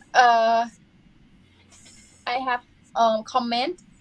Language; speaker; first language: English; non-native, learner; Thai